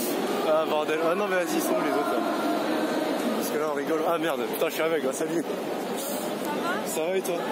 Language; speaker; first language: French; native; French